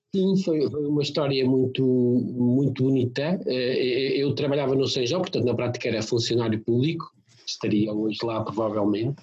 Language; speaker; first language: Portuguese; native; Portuguese